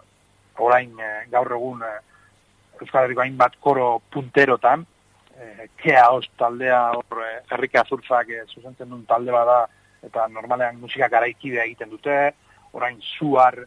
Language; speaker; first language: Basque; native; Basque